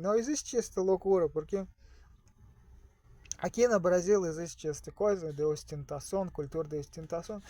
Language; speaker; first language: Portuguese; non-native, learner; Russian